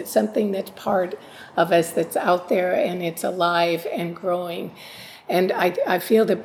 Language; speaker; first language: English; native; English